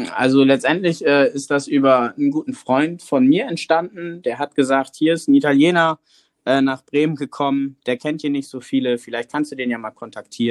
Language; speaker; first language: German; native; German